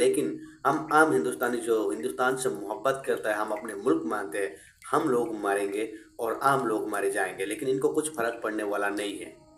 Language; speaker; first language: Hindi; non-native, local second language; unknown